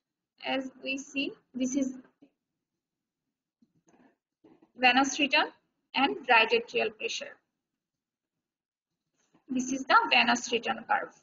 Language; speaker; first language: English; non-native, local second language; Bangla